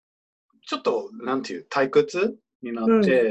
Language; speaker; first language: Japanese; non-native, fluent; English